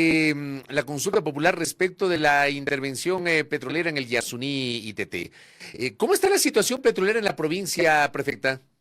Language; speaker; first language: Spanish; native; Spanish